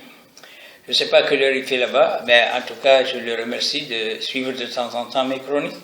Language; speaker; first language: French; non-native, local second language; Arabic